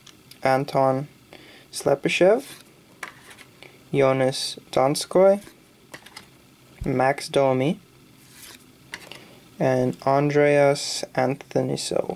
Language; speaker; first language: English; native; English